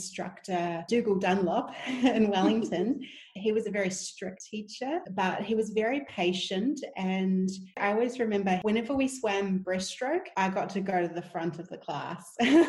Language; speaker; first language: English; native; English